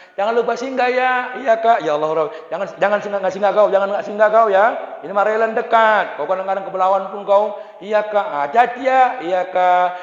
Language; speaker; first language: Malay; non-native, local second language; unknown